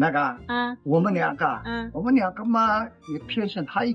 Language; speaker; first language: Chinese; non-native, local second language; Wu Chinese